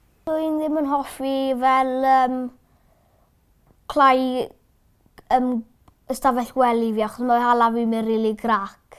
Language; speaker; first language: Welsh; native; Welsh